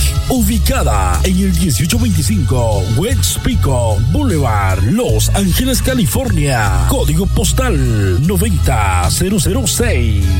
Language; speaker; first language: Spanish; native; Spanish